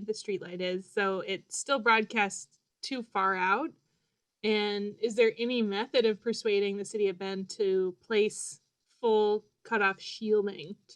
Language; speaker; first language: English; native; English